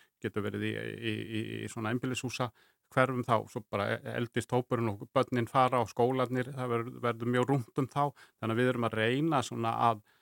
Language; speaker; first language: Icelandic; native; Icelandic